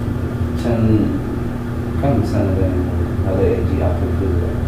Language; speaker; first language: Arabic; non-native, learner; Filipino